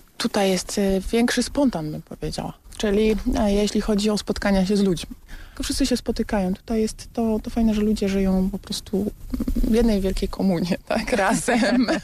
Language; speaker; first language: Polish; native; Polish